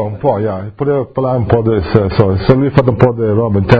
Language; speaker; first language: Italian; early bilingual, heritage; English